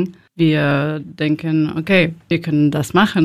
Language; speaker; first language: German; non-native, learner; Spanish